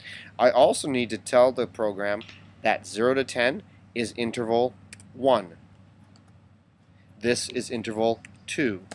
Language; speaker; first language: English; native; English